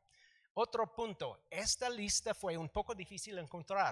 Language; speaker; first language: Spanish; non-native, learner; English